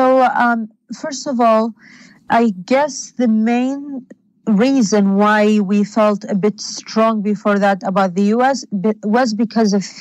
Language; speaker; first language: English; non-native, fluent; Arabic